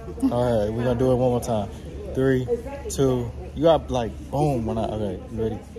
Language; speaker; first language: English; native; English